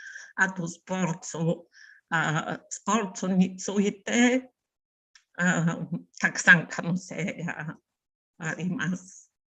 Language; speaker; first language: Japanese; non-native, learner; Bulgarian